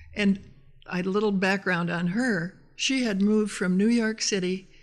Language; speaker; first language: English; native; English